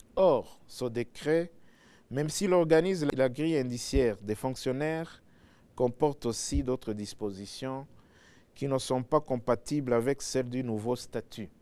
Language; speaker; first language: French; non-native, local second language; Rundi